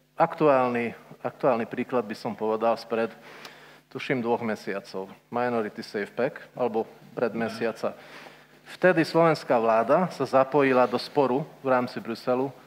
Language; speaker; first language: Slovak; non-native, local second language; Hungarian